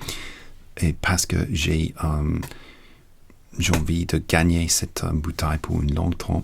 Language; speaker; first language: French; non-native, learner; English